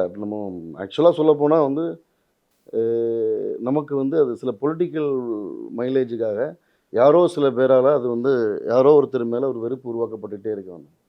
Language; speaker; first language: Tamil; native; Tamil